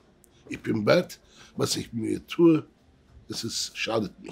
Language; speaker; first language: German; early bilingual, other home language; Turkish